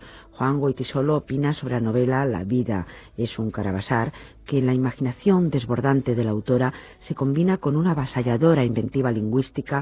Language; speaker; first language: Spanish; native; Spanish